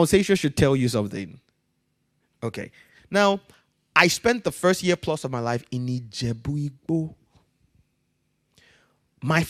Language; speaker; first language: English; non-native, local second language; Yoruba